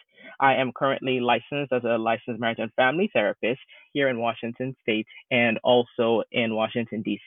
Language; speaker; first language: English; non-native, local second language; Akan